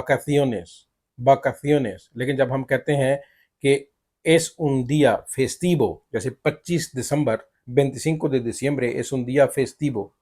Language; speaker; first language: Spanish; non-native, fluent; Urdu